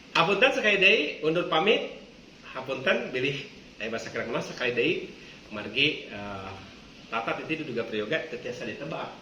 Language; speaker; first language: Sundanese; native; Sundanese